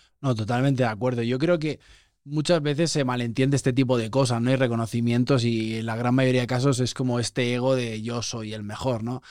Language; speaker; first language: Spanish; native; Spanish